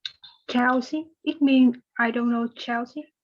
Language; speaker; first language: English; non-native, learner; Vietnamese